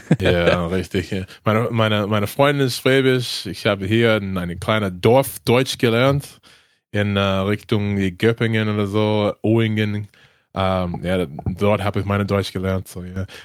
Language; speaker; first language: German; non-native, learner; English